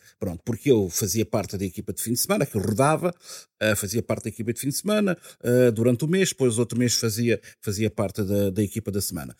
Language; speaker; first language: Portuguese; native; Portuguese